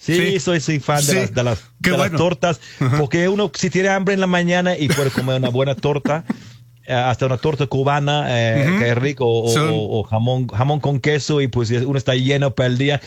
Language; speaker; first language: Spanish; non-native, fluent; English